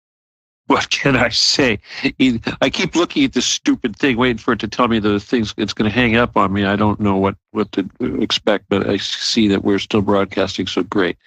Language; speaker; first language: English; native; English